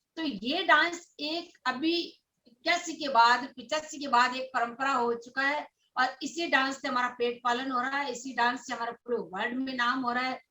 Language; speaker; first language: Hindi; non-native, local second language; Rajasthani